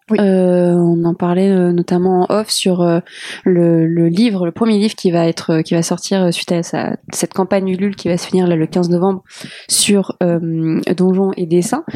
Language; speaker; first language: French; native; French